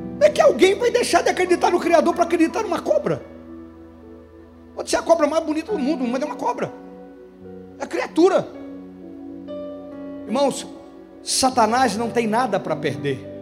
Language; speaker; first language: Portuguese; native; Portuguese